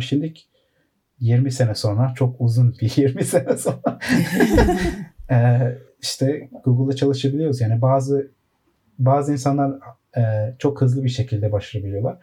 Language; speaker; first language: Turkish; early bilingual, heritage; Turkish